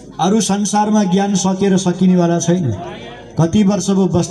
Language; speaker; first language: Nepali; native; Nepali